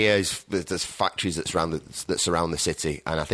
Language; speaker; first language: English; native; English